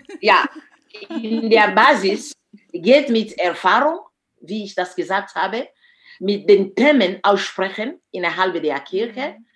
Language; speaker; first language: German; non-native, fluent; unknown